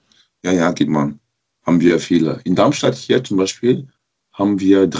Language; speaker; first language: German; non-native, learner; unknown